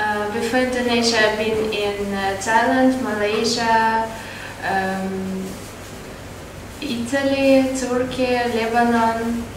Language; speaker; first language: English; non-native, learner; Ukrainian